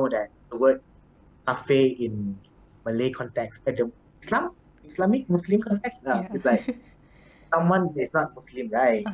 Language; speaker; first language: English; non-native, local second language; Thai